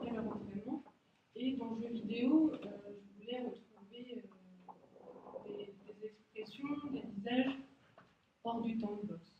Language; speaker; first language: French; native; French